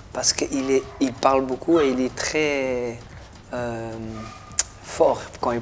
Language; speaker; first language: French; non-native, local second language; Dutch